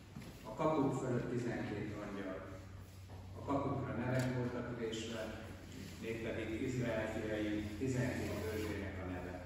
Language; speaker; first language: Hungarian; native; Hungarian